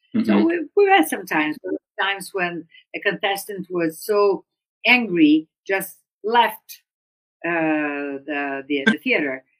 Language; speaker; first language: English; non-native, fluent; Italian